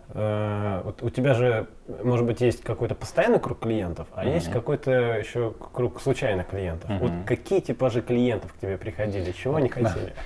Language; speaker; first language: Russian; native; Russian